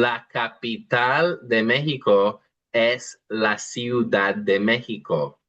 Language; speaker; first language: Spanish; non-native, fluent; English